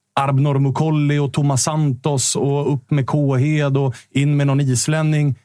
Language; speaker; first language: Swedish; native; Swedish